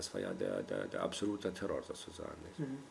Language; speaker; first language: German; non-native, fluent; Arabic